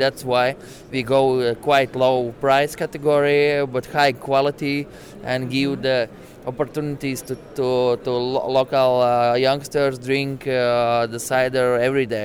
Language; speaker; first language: English; non-native, learner; Latvian